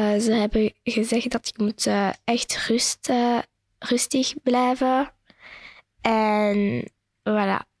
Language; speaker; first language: Dutch; non-native, local second language; French